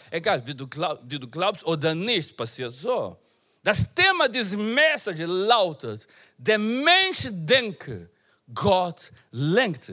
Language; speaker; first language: German; non-native, learner; Portuguese